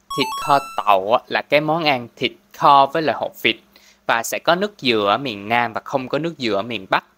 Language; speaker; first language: Vietnamese; non-native, local second language; Cantonese